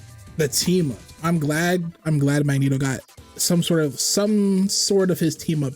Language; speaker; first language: English; native; English